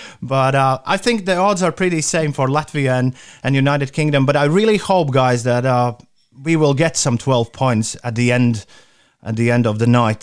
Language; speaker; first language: English; non-native, fluent; Latvian